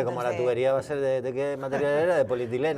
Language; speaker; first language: Spanish; native; Spanish